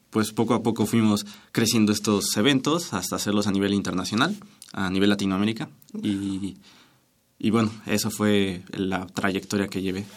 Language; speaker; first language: Spanish; native; Spanish